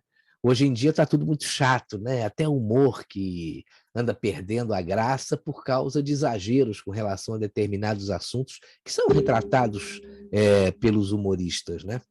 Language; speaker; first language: Portuguese; native; Portuguese